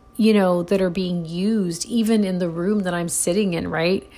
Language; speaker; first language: English; early bilingual, other home language; Spanish